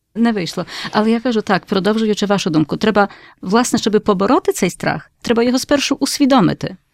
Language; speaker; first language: Ukrainian; early bilingual, heritage; Ukrainian